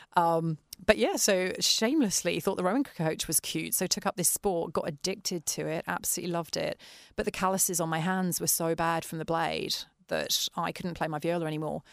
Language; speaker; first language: English; native; English